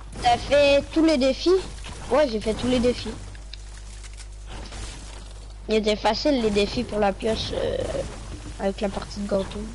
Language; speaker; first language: French; native; French